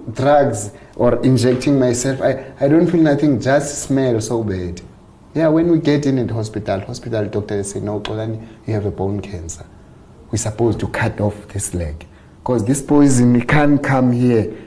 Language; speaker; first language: English; non-native, local second language; Xhosa